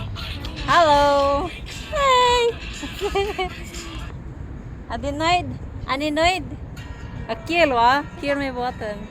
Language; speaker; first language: Swedish; non-native, learner; Filipino